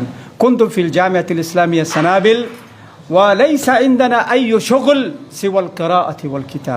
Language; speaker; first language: Arabic; non-native, fluent; Bangla